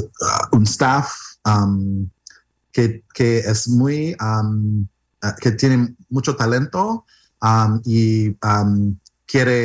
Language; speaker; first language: Spanish; non-native, learner; English